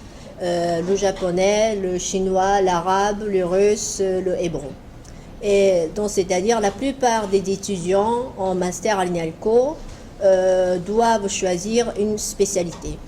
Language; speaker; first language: French; non-native, fluent; Japanese